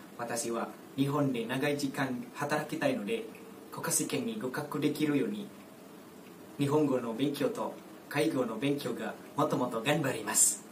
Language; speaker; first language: Japanese; non-native, learner; Javanese